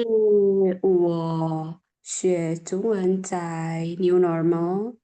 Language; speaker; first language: Chinese; non-native, learner; Indonesian